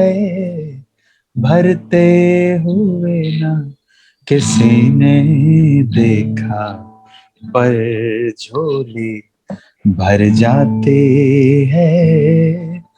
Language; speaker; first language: Hindi; native; Hindi